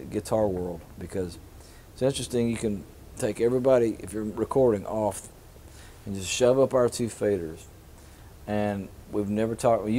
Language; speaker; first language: English; native; English